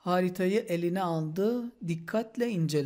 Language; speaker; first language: Turkish; non-native, fluent; Persian